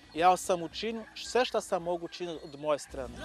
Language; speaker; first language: Bosnian; non-native, learner; Portuguese